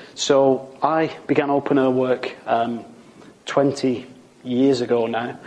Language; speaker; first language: English; native; English